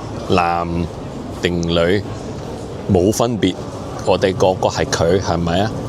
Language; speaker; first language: Cantonese; early bilingual, heritage; Cantonese